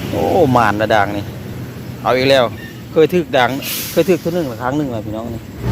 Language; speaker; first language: Thai; native; Thai